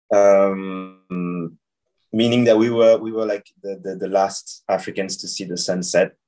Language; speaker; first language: English; non-native, fluent; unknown